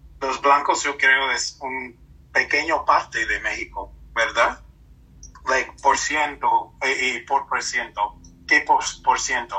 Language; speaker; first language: Spanish; non-native, learner; English